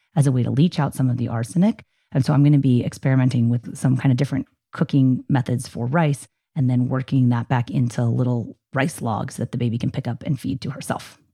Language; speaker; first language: English; native; English